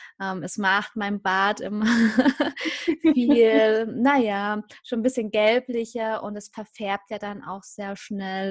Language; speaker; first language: German; native; German